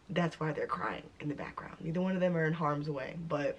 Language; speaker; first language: English; native; English